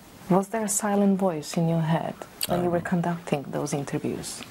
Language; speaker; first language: English; non-native, fluent; Slovak